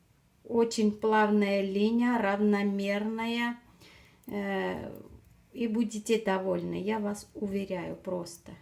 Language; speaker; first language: Russian; non-native, fluent; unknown